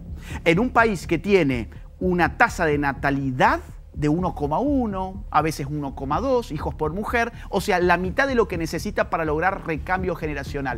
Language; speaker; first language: Spanish; native; Spanish